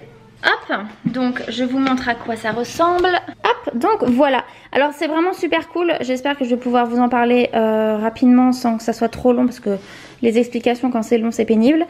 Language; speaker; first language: French; native; French